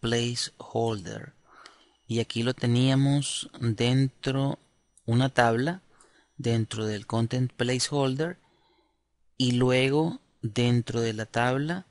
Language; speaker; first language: Spanish; native; Spanish